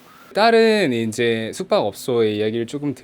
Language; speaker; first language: Korean; native; Korean